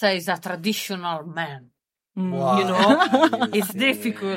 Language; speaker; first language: English; non-native, learner; Italian